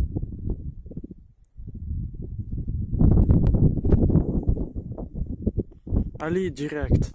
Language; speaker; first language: French; non-native, learner; Ukrainian